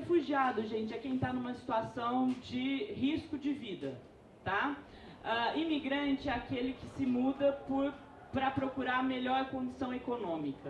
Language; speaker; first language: Portuguese; native; Portuguese